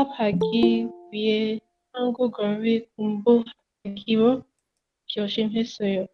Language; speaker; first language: Korean; non-native, learner; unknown